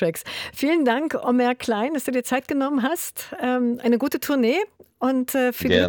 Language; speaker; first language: German; native; German